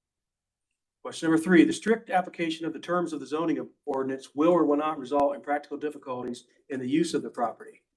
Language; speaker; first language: English; native; English